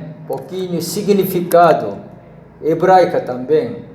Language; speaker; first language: Portuguese; non-native, learner; Korean